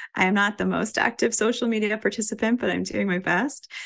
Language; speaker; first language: English; native; English